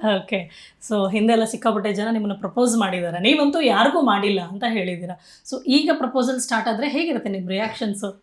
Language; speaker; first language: Kannada; native; Kannada